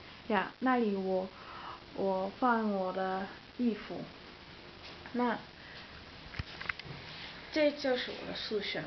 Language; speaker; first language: Chinese; non-native, learner; Dutch